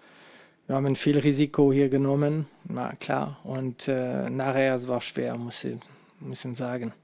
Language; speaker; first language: German; non-native, fluent; French